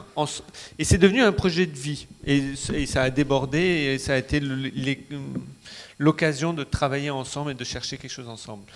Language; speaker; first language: French; non-native, local second language; Arabic